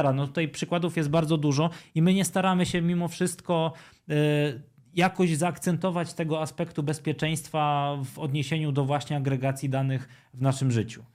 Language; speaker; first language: Polish; native; Polish